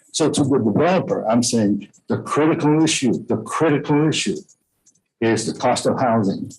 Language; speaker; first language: English; non-native, fluent; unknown